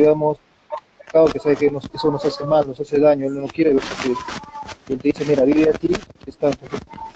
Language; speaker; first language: Spanish; native; Spanish